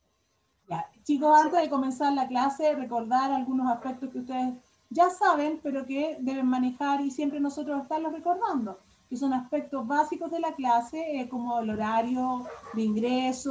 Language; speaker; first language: Spanish; native; Spanish